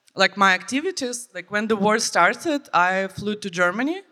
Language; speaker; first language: English; non-native, fluent; Ukrainian